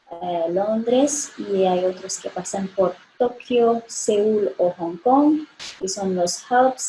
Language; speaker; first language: Spanish; non-native, fluent; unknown